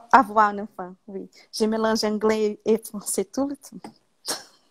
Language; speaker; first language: French; non-native, learner; Portuguese